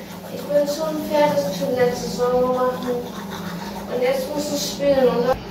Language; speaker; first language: German; early bilingual, other home language; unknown